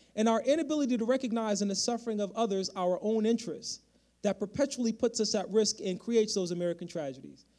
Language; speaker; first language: English; native; English